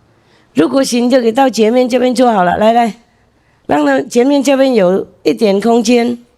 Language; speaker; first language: Chinese; non-native, fluent; Vietnamese